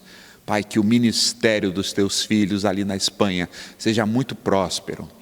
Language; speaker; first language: Portuguese; native; Portuguese